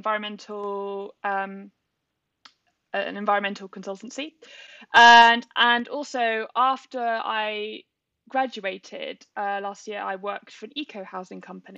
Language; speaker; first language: English; native; English